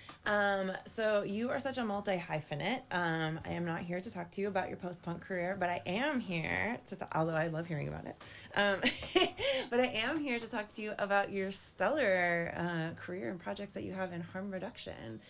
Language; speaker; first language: English; native; English